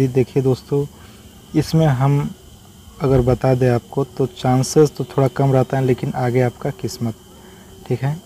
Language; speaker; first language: Hindi; native; Hindi